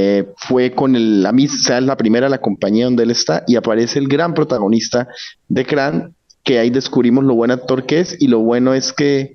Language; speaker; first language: Spanish; native; Spanish